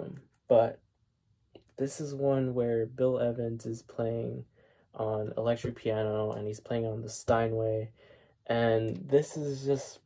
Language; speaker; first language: English; native; English